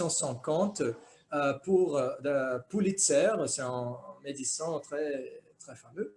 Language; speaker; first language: French; non-native, fluent; Portuguese